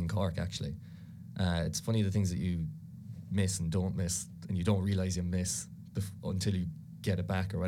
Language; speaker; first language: English; non-native, local second language; Irish